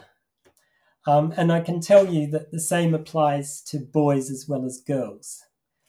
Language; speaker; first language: English; native; English